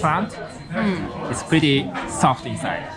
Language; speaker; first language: English; non-native, fluent; Japanese